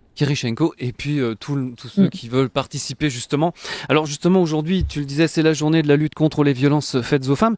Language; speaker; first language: French; native; French